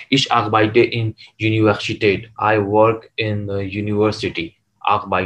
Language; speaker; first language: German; non-native, learner; Urdu